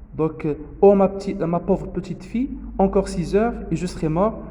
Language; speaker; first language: French; non-native, local second language; Arabic